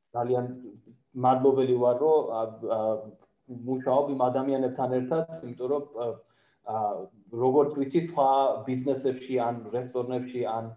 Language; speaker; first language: Georgian; non-native, fluent; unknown